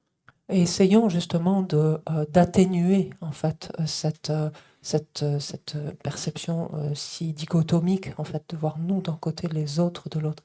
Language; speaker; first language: French; native; French